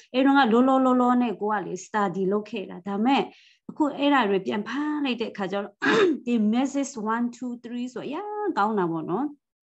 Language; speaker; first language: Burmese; non-native, local second language; Kachin